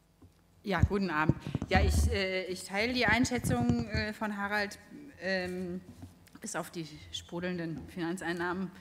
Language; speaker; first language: German; native; German